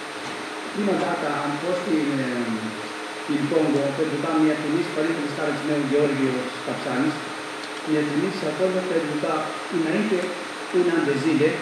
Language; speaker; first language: Romanian; non-native, learner; Greek